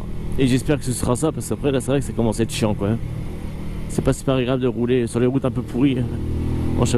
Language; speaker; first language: French; native; French